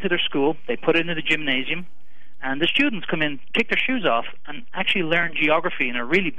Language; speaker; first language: English; native; English